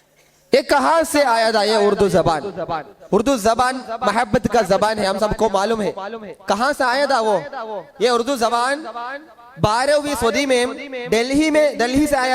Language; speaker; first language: Hindi; non-native, local second language; Malayalam